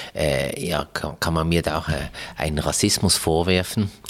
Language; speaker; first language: German; native; German